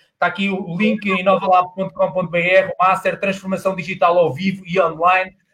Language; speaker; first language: Portuguese; native; Portuguese